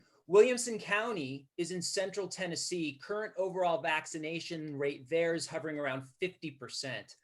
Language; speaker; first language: English; native; English